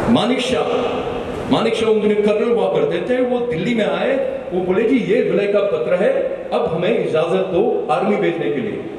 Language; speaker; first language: Urdu; non-native, local second language; Kashmiri